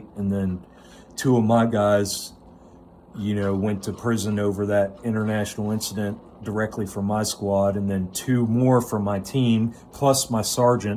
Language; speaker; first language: English; native; English